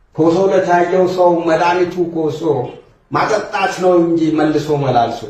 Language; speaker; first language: Amharic; non-native, local second language; Wolaytta